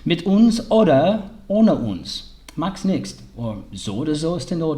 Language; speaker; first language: German; early bilingual, heritage; English